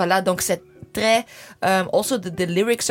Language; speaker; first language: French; non-native, fluent; English